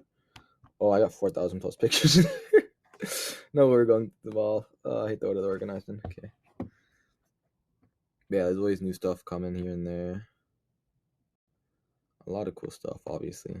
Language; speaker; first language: English; native; English